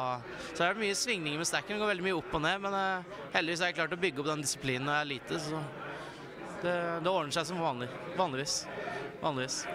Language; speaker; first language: Norwegian; native; Norwegian